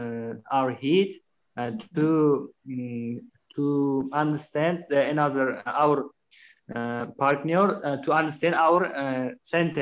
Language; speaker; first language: English; non-native, learner; Uzbek